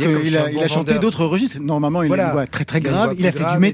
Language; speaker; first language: French; native; French